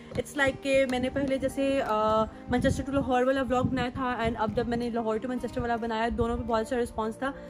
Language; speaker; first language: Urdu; native; Urdu